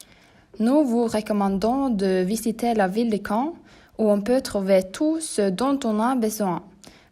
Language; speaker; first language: French; non-native, learner; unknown